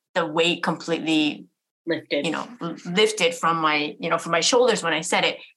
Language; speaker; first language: English; native; English